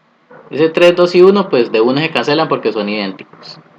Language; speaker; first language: Spanish; native; Spanish